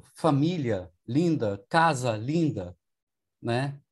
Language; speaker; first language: Portuguese; non-native, fluent; German